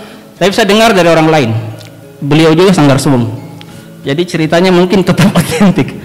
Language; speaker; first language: Indonesian; non-native, local second language; Javanese